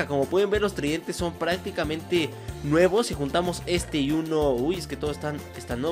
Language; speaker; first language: Spanish; native; Spanish